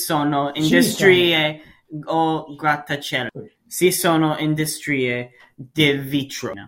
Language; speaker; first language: Italian; non-native, learner; English